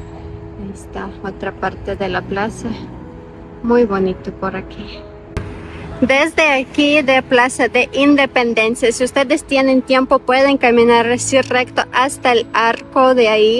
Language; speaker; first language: Spanish; non-native, fluent; Ukrainian